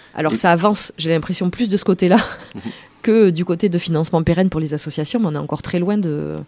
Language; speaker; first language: French; native; French